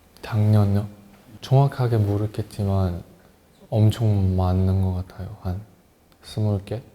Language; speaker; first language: Korean; non-native, learner; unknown